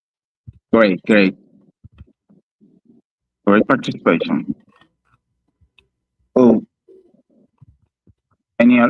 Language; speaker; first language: English; non-native, learner; Spanish